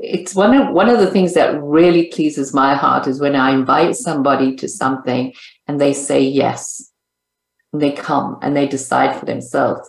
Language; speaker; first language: English; native; English